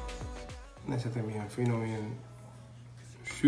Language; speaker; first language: Hungarian; non-native, learner; Spanish